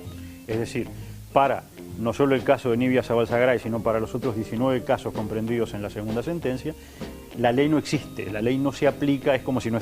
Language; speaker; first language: Spanish; native; Spanish